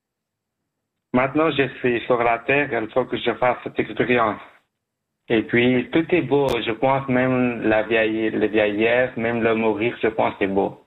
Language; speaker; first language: French; non-native, fluent; Persian